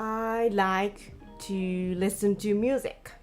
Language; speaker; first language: English; non-native, learner; Japanese